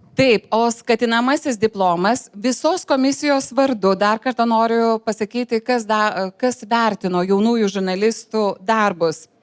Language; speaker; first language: Lithuanian; native; Lithuanian